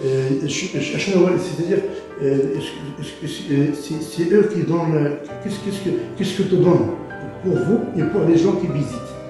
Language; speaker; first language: French; non-native, local second language; Arabic